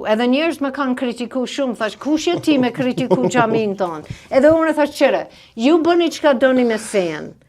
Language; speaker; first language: Albanian; non-native, fluent; English